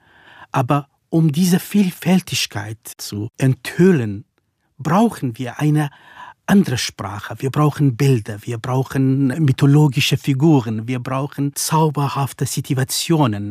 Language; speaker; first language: German; non-native, fluent; Kurdish